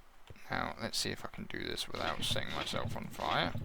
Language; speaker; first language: English; native; English